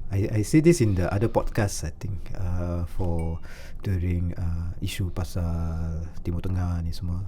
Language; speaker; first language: English; non-native, local second language; Malay